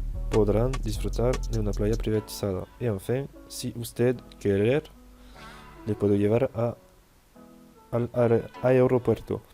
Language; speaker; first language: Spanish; non-native, fluent; French